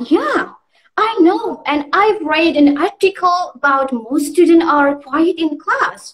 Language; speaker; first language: English; non-native, learner; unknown